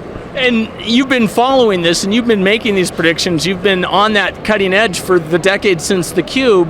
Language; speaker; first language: English; native; English